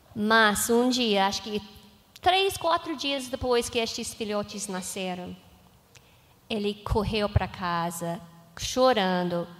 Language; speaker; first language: Portuguese; non-native, learner; English